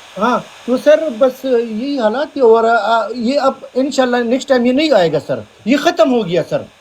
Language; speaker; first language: Urdu; non-native, local second language; Pashto